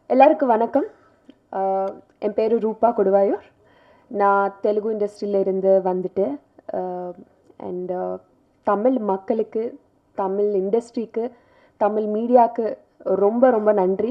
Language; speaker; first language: Tamil; non-native, learner; Telugu